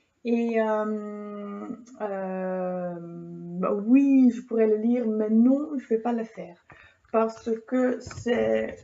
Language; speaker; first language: French; non-native, fluent; Dutch